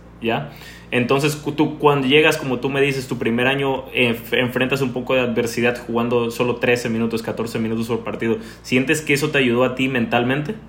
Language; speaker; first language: Spanish; native; Spanish